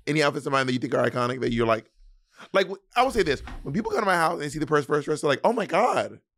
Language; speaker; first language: English; native; English